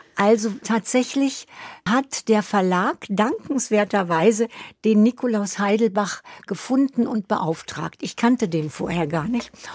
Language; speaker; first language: German; native; German